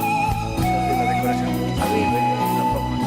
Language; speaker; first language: French; non-native, learner; Spanish